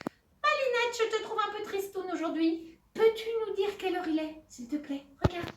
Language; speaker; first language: French; native; French